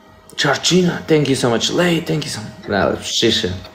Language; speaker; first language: English; non-native, learner; Russian